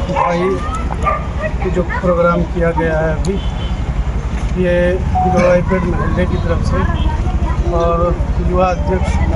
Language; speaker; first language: Hindi; native; Hindi